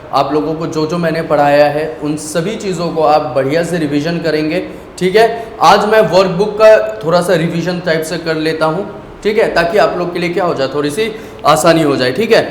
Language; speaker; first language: Hindi; native; Hindi